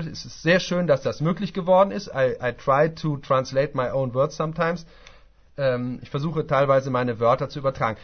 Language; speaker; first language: German; native; German